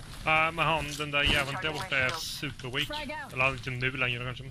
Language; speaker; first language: Swedish; native; Swedish